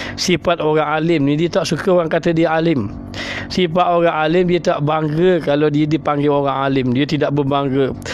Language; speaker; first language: Malay; native; Malay